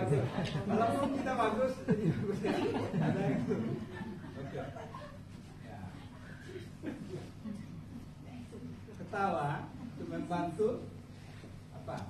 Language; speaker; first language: Indonesian; non-native, fluent; Bangla